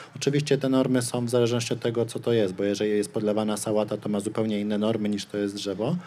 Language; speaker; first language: Polish; native; Polish